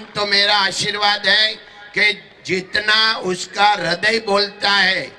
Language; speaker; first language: Hindi; non-native, local second language; Gujarati